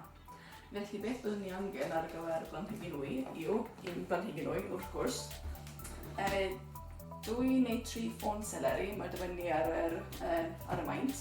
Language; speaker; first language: Welsh; non-native, learner; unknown